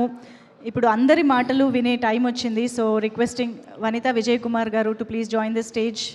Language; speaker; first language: Telugu; native; Telugu